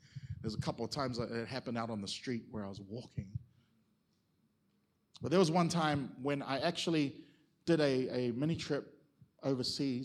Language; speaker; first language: English; native; English